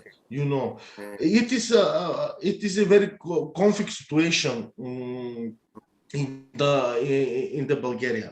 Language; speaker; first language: English; non-native, learner; Bulgarian